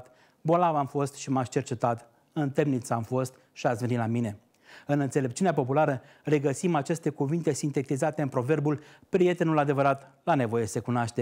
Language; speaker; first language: Romanian; native; Romanian